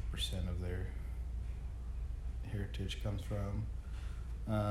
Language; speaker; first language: English; non-native, fluent; Spanish